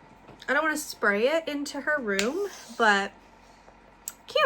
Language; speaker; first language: English; native; English